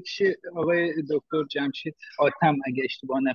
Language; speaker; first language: Persian; non-native, fluent; Turkish